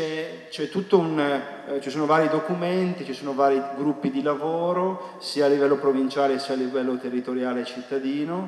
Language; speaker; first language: Italian; native; Italian